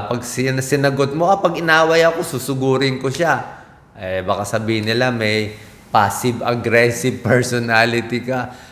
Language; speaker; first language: Filipino; native; Filipino